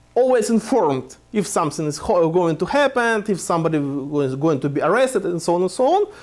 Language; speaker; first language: English; non-native, fluent; Ukrainian